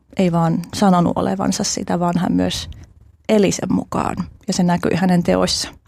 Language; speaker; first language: Finnish; early bilingual, other home language; Albanian